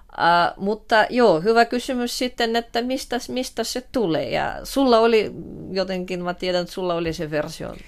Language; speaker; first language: Finnish; non-native, fluent; Russian